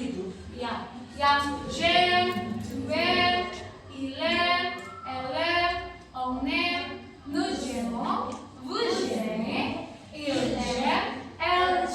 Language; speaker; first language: French; non-native, learner; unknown